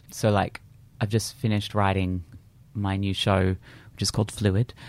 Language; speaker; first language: English; native; English